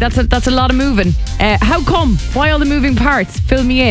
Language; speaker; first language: English; native; English